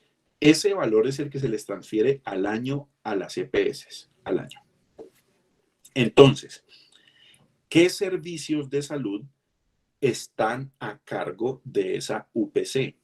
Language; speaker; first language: Spanish; native; Spanish